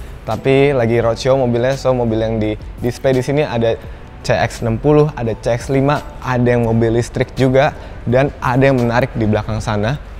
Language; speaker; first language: Indonesian; native; Indonesian